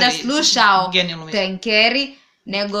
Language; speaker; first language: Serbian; non-native, learner; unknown